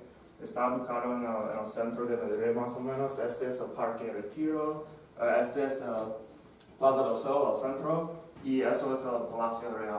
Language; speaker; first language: Spanish; non-native, fluent; English